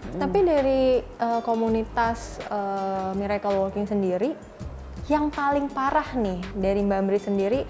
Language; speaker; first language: Indonesian; native; Indonesian